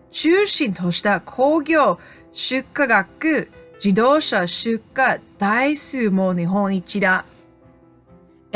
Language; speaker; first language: Japanese; non-native, fluent; English